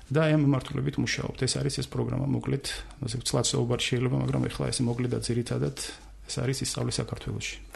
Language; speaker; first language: Georgian; native; Georgian